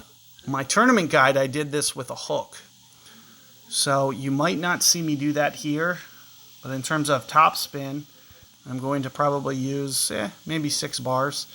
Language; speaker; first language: English; native; English